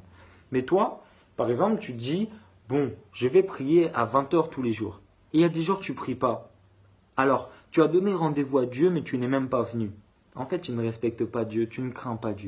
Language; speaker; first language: French; native; French